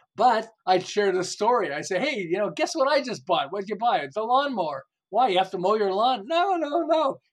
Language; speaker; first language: English; native; English